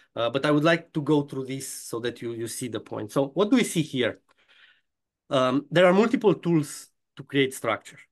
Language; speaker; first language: English; non-native, fluent; Romanian